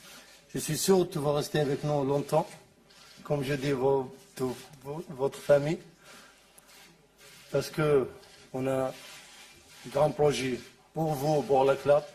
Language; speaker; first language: French; non-native, learner; Arabic